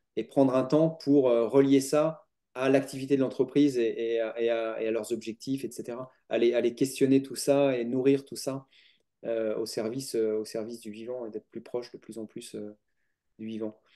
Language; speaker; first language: French; native; French